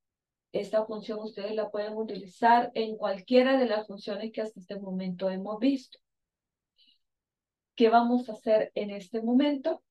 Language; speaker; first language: Spanish; native; Spanish